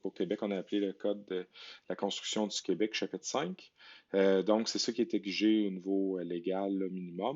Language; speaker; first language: French; native; French